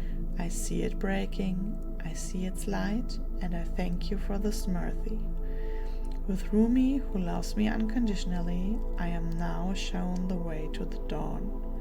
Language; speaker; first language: English; non-native, fluent; German